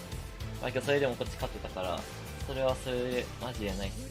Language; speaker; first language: Japanese; native; Japanese